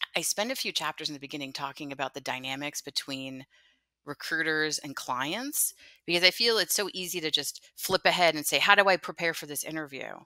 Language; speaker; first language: English; native; English